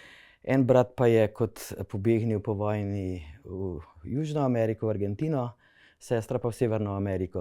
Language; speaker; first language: Slovenian; native; Slovenian